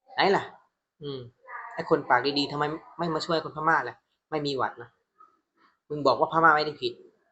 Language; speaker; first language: Thai; non-native, fluent; Burmese